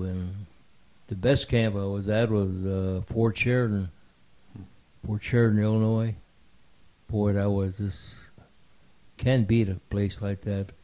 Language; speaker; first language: English; early bilingual, other home language; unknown